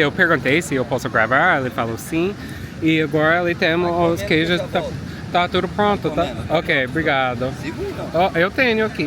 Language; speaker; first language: Portuguese; non-native, fluent; English